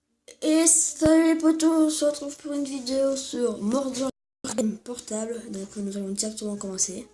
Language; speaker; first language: French; native; French